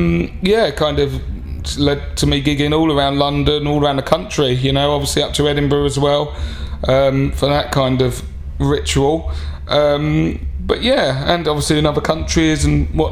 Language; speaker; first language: English; native; English